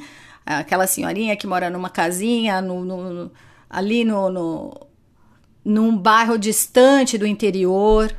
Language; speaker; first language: Portuguese; native; Portuguese